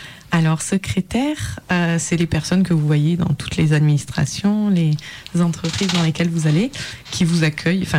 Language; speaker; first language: French; native; French